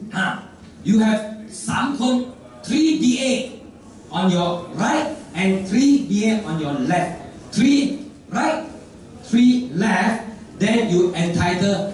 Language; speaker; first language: English; non-native, local second language; Chinese